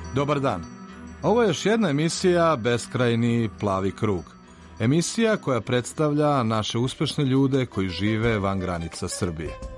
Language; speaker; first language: Serbian; native; Serbian